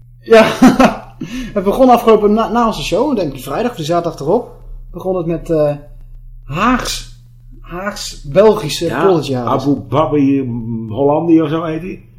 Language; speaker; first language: Dutch; native; Dutch